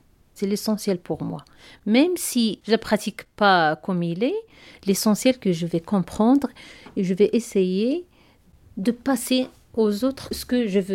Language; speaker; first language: French; non-native, learner; Arabic